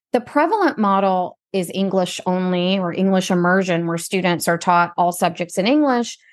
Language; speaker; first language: English; native; English